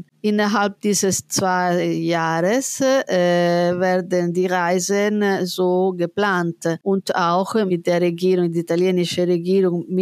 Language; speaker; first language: German; non-native, fluent; Italian